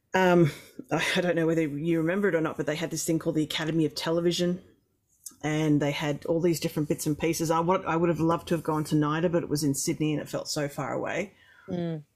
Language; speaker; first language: English; native; English